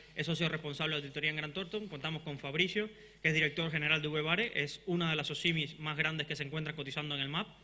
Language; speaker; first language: Spanish; native; Spanish